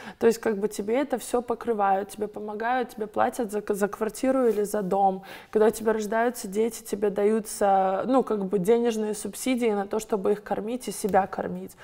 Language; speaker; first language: Russian; native; Russian